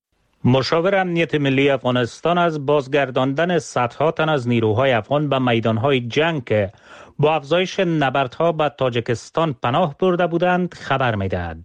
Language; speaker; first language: Persian; native; Persian